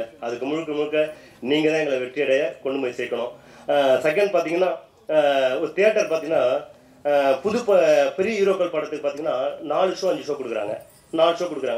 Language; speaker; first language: Tamil; native; Tamil